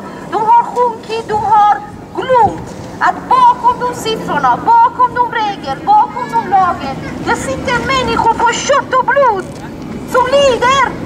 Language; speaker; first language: Swedish; non-native, fluent; Persian